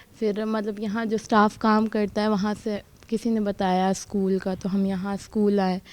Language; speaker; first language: Urdu; non-native, local second language; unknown